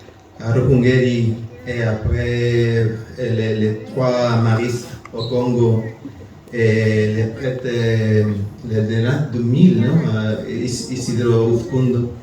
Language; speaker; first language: French; non-native, learner; Spanish